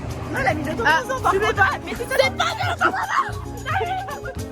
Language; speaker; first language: French; native; French